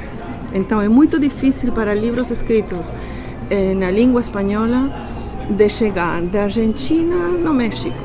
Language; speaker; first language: Portuguese; non-native, fluent; Spanish